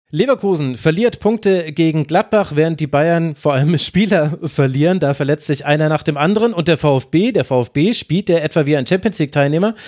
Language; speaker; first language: German; native; German